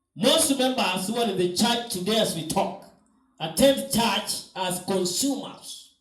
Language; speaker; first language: English; non-native, local second language; Swahili